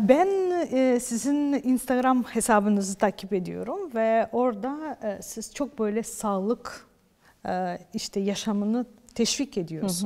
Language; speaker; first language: Turkish; non-native, fluent; Ukrainian